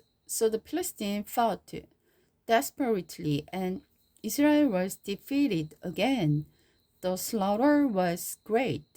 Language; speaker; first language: English; non-native, learner; Korean